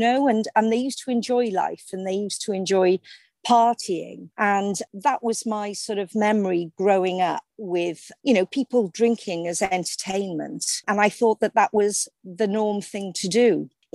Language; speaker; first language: English; native; English